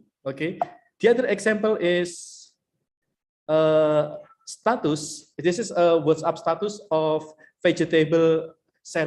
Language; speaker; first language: English; non-native, learner; Indonesian